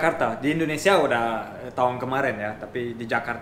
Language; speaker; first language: Indonesian; early bilingual, heritage; German